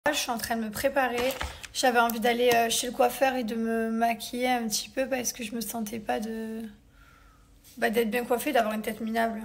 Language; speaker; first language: French; native; French